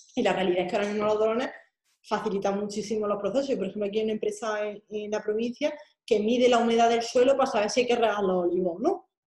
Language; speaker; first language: Spanish; native; Spanish